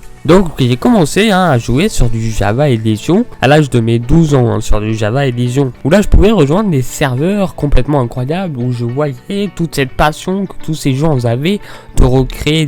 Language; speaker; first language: French; native; French